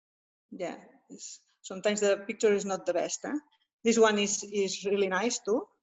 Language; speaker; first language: English; non-native, learner; Spanish